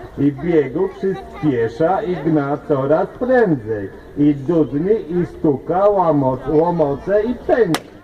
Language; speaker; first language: Polish; native; Polish